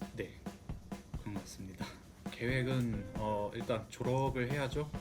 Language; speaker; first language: Korean; non-native, fluent; German